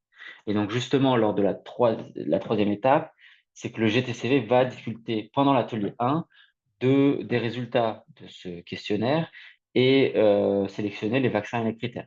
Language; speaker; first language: French; native; French